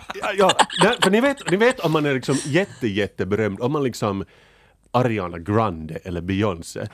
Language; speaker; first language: Swedish; native; Swedish